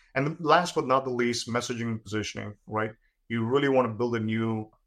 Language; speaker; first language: English; non-native, local second language; Gujarati